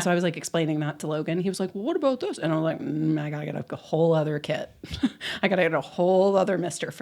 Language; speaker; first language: English; native; English